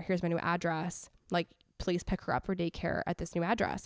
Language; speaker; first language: English; native; English